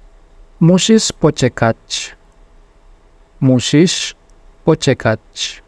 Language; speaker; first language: Polish; non-native, fluent; Indonesian